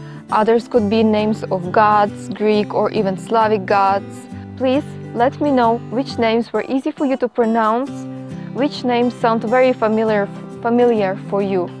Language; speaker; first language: English; non-native, fluent; Ukrainian